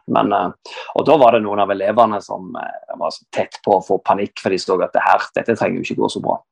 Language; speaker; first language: Norwegian; native; Norwegian